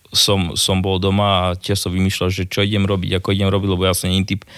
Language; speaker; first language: Slovak; native; Slovak